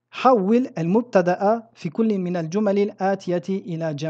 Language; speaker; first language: Arabic; non-native, fluent; French